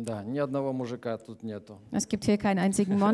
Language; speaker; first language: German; non-native, learner; Russian